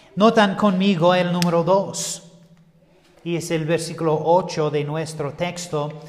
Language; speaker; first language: Spanish; non-native, fluent; English